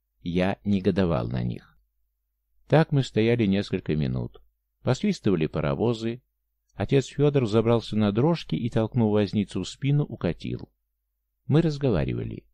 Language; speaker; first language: Russian; native; Russian